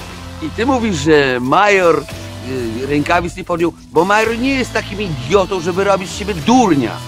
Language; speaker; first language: Polish; native; Polish